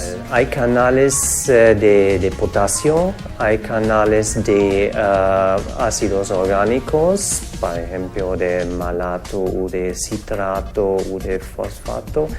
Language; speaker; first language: Spanish; non-native, fluent; German